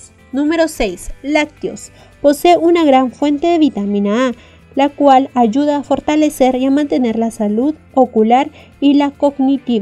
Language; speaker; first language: Spanish; native; Spanish